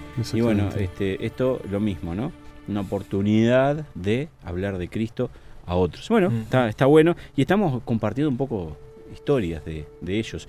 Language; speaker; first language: Spanish; native; Spanish